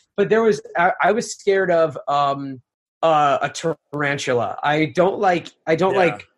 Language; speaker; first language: English; native; English